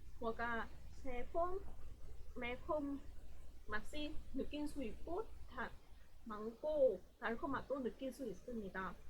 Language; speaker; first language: Korean; non-native, learner; Vietnamese